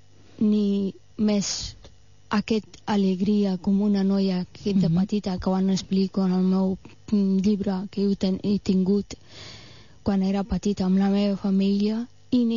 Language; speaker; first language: Catalan; non-native, fluent; Persian